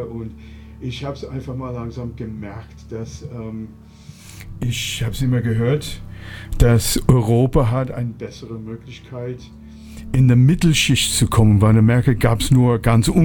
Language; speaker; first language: German; non-native, fluent; English